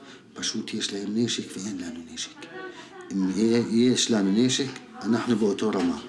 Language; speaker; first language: Hebrew; non-native, local second language; Arabic